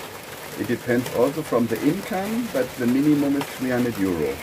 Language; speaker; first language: English; non-native, fluent; German